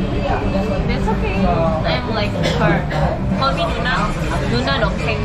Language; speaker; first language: English; non-native, learner; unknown